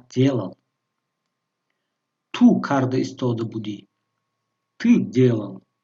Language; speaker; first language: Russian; non-native, local second language; Tajik